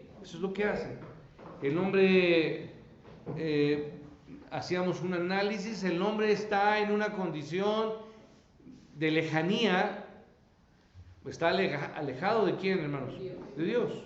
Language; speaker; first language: Spanish; native; Spanish